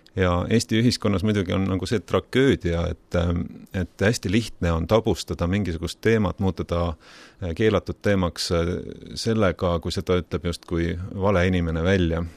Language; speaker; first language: Estonian; native; Estonian